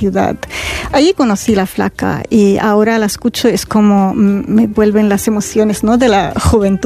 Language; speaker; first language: Spanish; non-native, fluent; Arabic